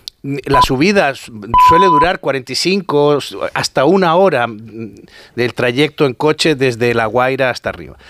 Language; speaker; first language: Spanish; native; Spanish